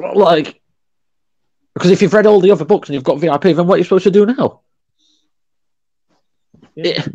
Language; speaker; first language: English; native; English